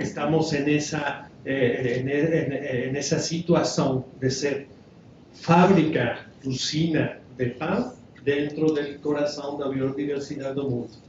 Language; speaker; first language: Portuguese; non-native, learner; Spanish